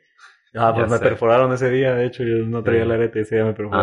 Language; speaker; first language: Spanish; native; Spanish